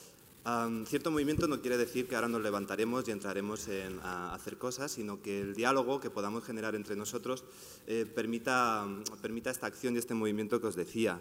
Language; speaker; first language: Spanish; native; Spanish